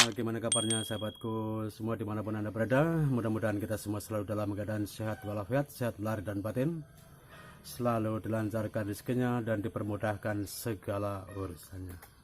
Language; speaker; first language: Indonesian; non-native, local second language; Javanese